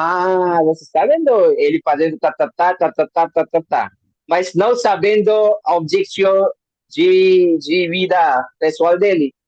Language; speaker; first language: Portuguese; non-native, learner; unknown